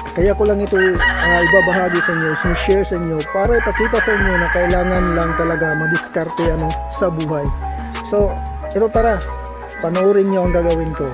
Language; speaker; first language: Filipino; non-native, local second language; Cebuano